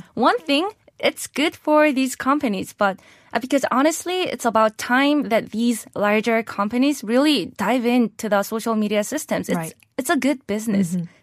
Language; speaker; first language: English; non-native, fluent; Korean